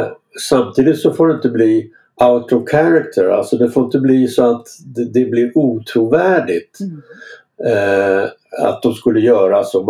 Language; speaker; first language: Swedish; native; Swedish